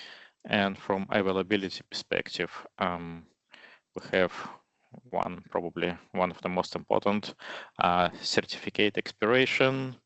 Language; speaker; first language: English; non-native, fluent; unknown